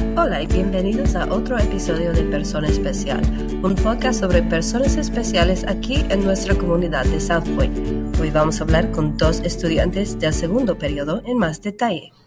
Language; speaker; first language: Spanish; non-native, learner; English